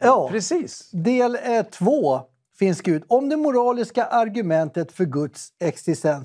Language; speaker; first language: Swedish; native; Swedish